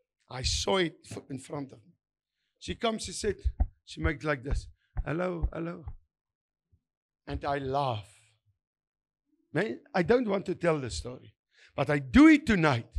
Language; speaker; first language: English; non-native, learner; Afrikaans